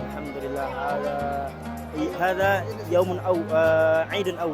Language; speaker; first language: Arabic; non-native, learner; Indonesian